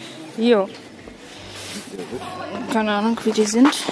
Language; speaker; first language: German; non-native, fluent; Russian